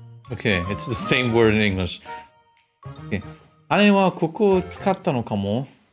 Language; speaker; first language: English; non-native, fluent; German